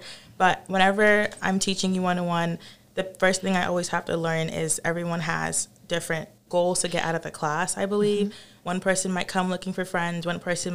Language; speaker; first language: English; non-native, local second language; Yoruba